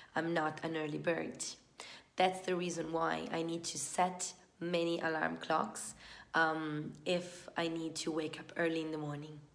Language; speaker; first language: English; non-native, fluent; Italian